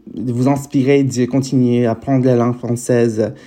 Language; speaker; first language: French; non-native, learner; English